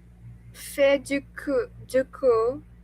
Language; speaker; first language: French; non-native, learner; English